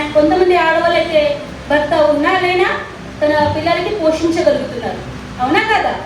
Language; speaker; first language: Telugu; non-native, local second language; Marathi